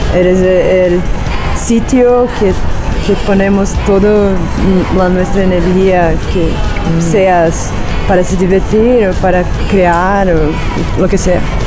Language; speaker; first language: Spanish; non-native, learner; Portuguese